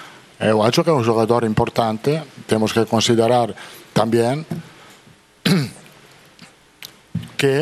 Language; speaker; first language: Portuguese; non-native, fluent; Italian